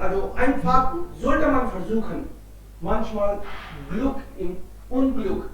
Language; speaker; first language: German; non-native, fluent; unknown